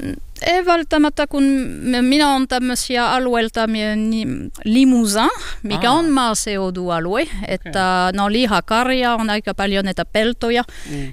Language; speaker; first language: Finnish; non-native, learner; French